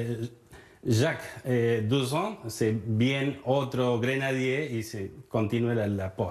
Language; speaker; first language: French; non-native, learner; Spanish